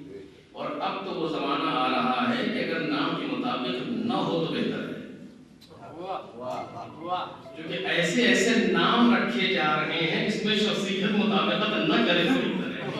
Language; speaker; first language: Urdu; native; Urdu